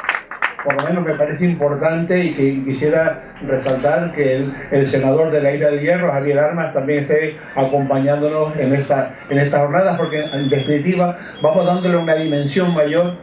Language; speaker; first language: Spanish; native; Spanish